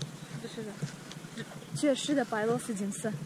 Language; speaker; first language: Chinese; non-native, learner; Russian